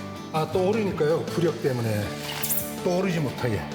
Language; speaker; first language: Korean; native; Korean